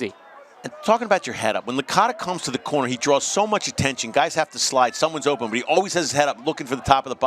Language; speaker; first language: English; native; English